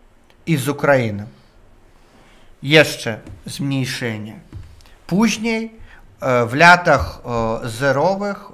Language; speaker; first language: Polish; non-native, learner; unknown